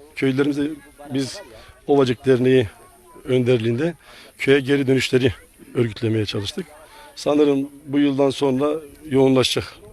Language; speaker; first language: Turkish; non-native, local second language; Zaza